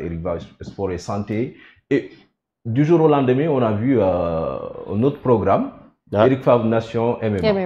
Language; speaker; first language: French; non-native, local second language; Wolof